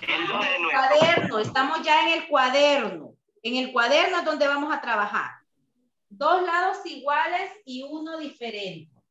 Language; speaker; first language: Spanish; native; Spanish